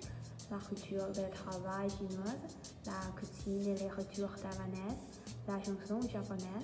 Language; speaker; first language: French; non-native, learner; Thai